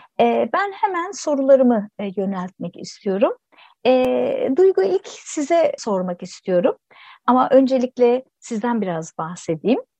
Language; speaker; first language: Turkish; native; Turkish